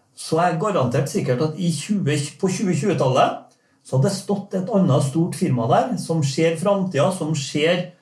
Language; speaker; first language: Norwegian; native; Norwegian